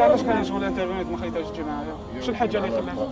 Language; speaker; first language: Arabic; native; Arabic